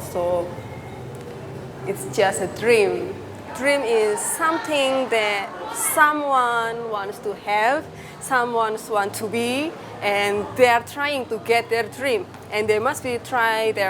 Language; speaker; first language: English; non-native, learner; Indonesian